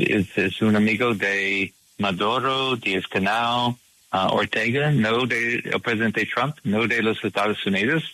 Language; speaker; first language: Spanish; non-native, learner; English